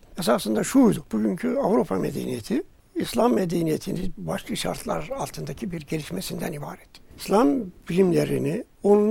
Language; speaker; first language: Turkish; native; Turkish